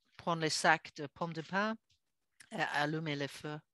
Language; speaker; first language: French; non-native, learner; English